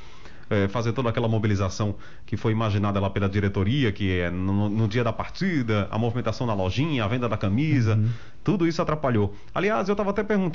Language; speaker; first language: Portuguese; native; Portuguese